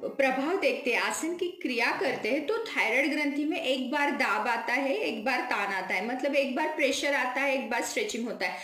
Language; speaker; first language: Hindi; non-native, local second language; Marathi